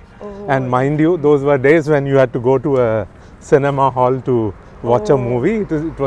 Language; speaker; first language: English; non-native, local second language; Tamil